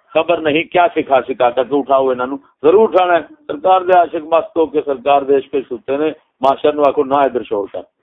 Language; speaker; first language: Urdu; non-native, local second language; Punjabi